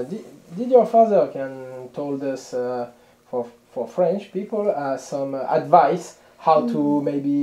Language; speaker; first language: English; non-native, learner; French